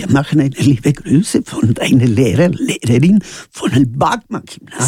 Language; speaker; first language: German; non-native, learner; Spanish